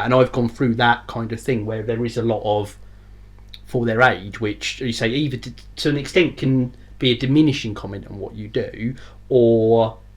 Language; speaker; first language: English; native; English